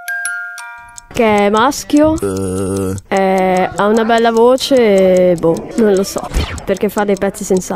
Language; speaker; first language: Italian; native; Italian